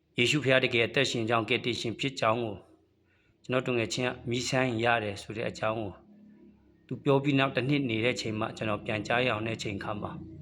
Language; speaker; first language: Burmese; non-native, local second language; Shwe Palaung